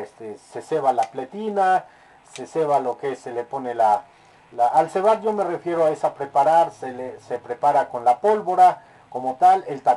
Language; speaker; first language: Spanish; native; Spanish